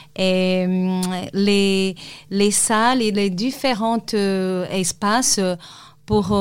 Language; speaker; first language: French; non-native, fluent; Portuguese